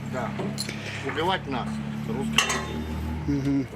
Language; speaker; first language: Russian; native; Russian